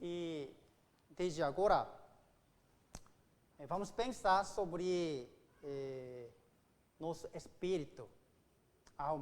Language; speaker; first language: Portuguese; non-native, fluent; Korean